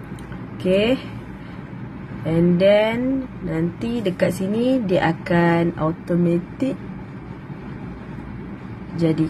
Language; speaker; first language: Malay; native; Malay